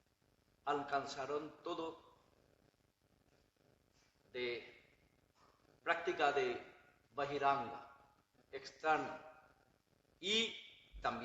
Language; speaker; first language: Spanish; non-native, learner; Bangla